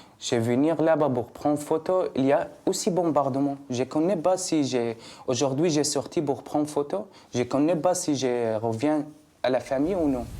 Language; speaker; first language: French; non-native, learner; Arabic